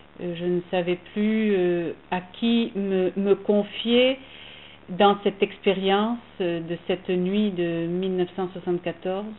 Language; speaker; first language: French; native; French